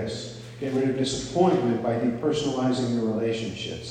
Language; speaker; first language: English; native; English